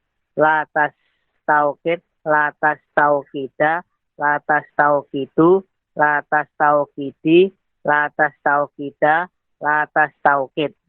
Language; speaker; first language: Arabic; non-native, learner; Indonesian